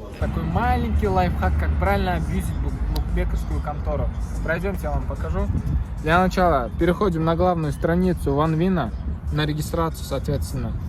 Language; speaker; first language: Russian; non-native, fluent; Turkmen